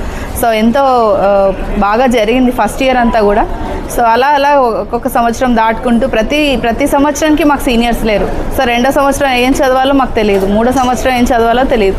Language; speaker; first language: Telugu; native; Telugu